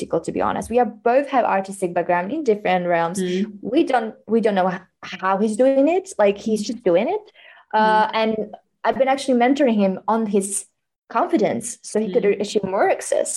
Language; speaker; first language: English; non-native, fluent; Slovak